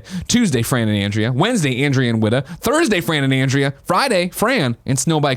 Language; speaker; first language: English; native; English